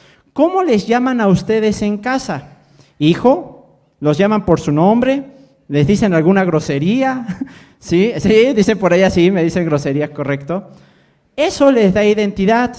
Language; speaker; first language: Spanish; native; Spanish